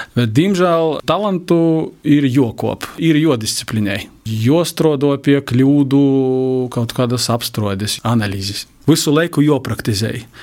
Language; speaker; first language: Latvian; native; Latvian